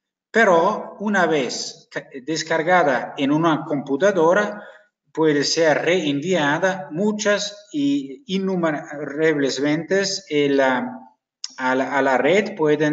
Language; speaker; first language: Spanish; non-native, fluent; German